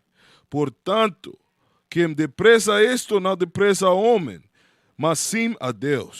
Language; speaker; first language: Portuguese; non-native, learner; Spanish